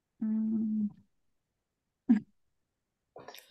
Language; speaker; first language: French; non-native, learner; Dutch